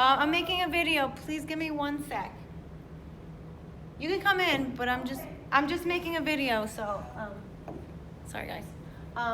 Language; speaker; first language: English; native; English